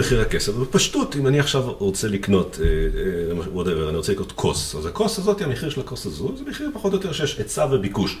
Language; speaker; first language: Hebrew; native; Hebrew